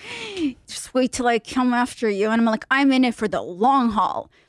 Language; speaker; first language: English; non-native, fluent; Hebrew